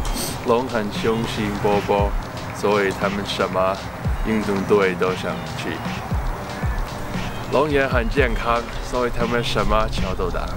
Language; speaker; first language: Chinese; non-native, learner; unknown